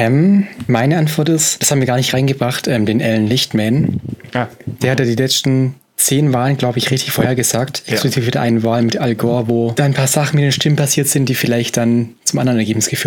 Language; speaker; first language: German; native; German